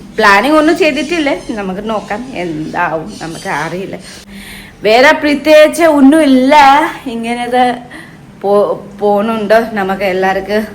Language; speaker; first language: Malayalam; non-native, learner; Nepali